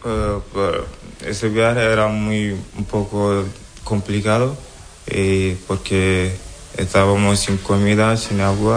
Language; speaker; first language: Spanish; non-native, learner; Wolof